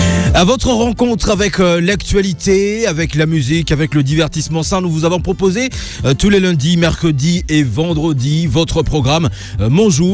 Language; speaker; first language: French; non-native, local second language; Lingala